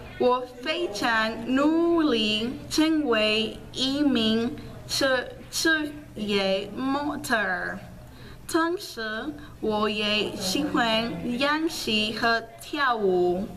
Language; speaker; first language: Chinese; non-native, learner; Spanish